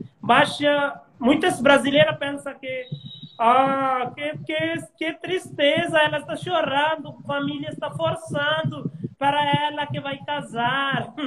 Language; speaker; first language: Portuguese; non-native, learner; Hindi